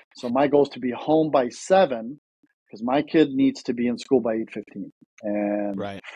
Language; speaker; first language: English; early bilingual, other home language; Russian